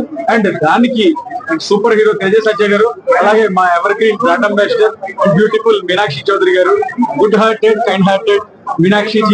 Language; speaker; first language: Telugu; native; Telugu